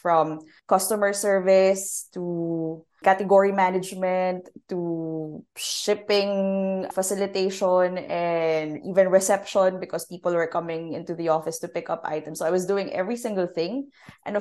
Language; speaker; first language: English; non-native, local second language; Filipino